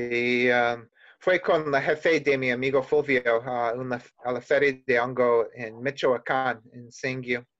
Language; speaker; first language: Spanish; non-native, learner; English